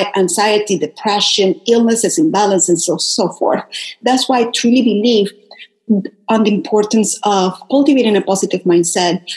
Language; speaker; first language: English; non-native, fluent; Spanish